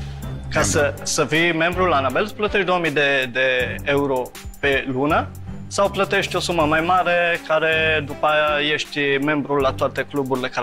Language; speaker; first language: Romanian; early bilingual, heritage; Romanian